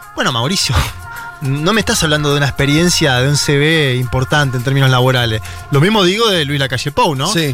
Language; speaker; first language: Spanish; native; Spanish